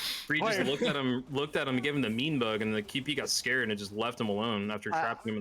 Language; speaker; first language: English; native; English